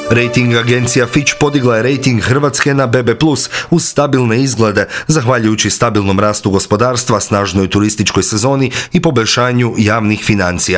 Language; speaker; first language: Croatian; native; Croatian